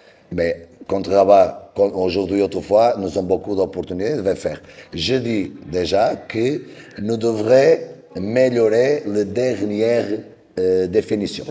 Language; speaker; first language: French; non-native, learner; Portuguese